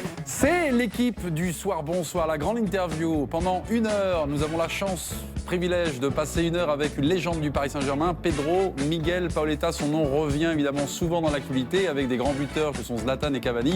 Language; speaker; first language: French; native; French